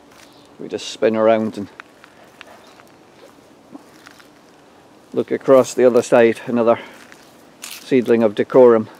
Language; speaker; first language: English; native; English